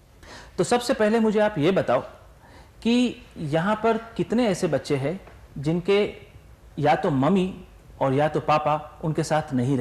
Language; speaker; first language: Hindi; native; Hindi